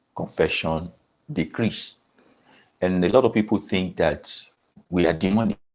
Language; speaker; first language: English; non-native, local second language; Yoruba